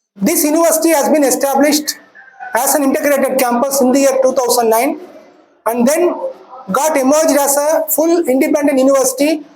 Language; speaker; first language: English; non-native, local second language; Tamil